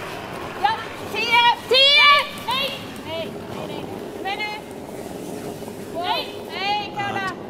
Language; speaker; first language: Swedish; native; Swedish